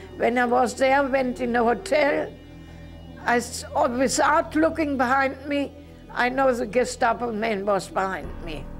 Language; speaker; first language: English; non-native, learner; German